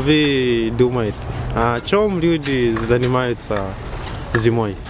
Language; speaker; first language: Russian; non-native, learner; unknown